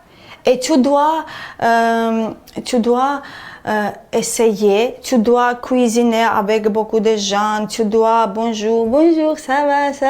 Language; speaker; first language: French; non-native, learner; Armenian